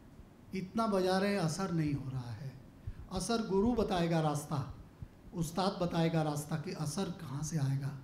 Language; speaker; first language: Hindi; native; Hindi